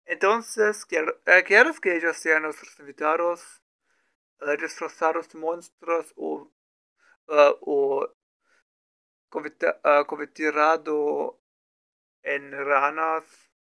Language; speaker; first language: Spanish; non-native, learner; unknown